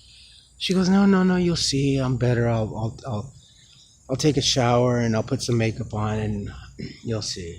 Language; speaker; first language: English; native; English